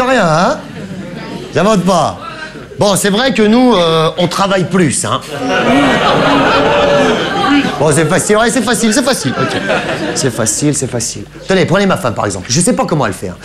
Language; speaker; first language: French; native; French